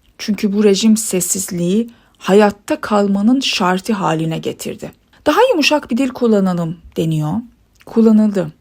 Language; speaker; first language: Turkish; early bilingual, other home language; Persian